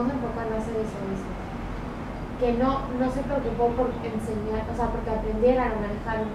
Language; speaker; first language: Spanish; native; Spanish